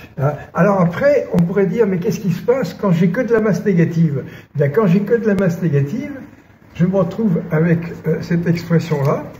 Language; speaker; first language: French; native; French